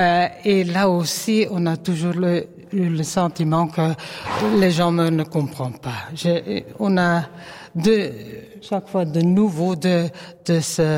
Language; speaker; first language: French; non-native, learner; Dutch